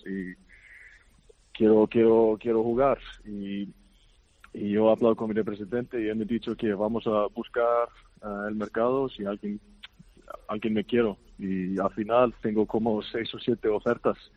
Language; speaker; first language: Spanish; non-native, fluent; Icelandic